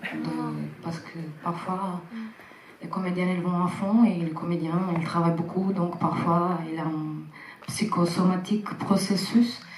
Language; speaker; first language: French; non-native, fluent; Portuguese